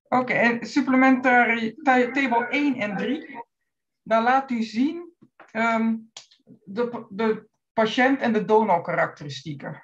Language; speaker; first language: Dutch; native; Dutch